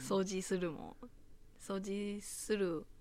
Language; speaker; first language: Japanese; non-native, fluent; Chinese